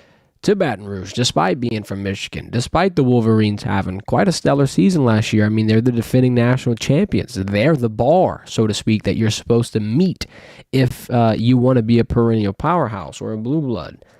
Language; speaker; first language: English; native; English